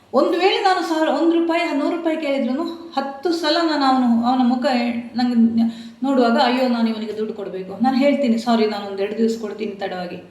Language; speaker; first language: Kannada; non-native, local second language; Tulu